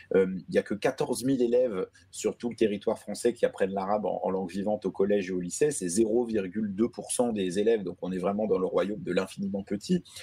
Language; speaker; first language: French; early bilingual, other home language; Arabic